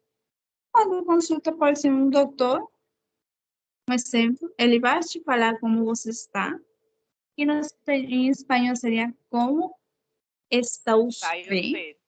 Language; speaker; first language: Portuguese; non-native, fluent; Spanish